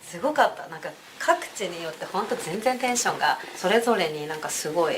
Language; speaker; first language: Japanese; native; Japanese